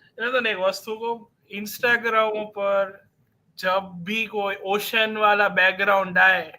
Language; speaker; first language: Hindi; non-native, local second language; Gujarati